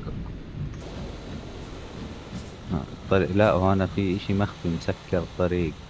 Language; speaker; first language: Arabic; native; Arabic